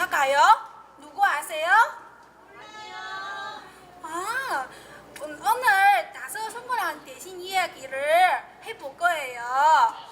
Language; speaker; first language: Korean; non-native, learner; Chinese